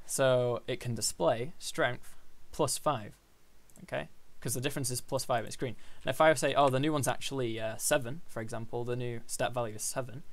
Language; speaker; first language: English; native; English